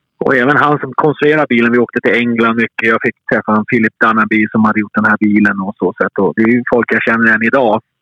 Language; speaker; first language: Swedish; native; Swedish